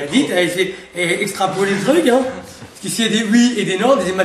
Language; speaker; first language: French; native; French